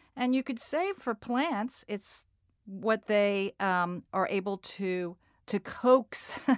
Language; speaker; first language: English; native; English